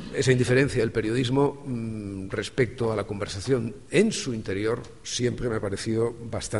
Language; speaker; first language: Spanish; native; Spanish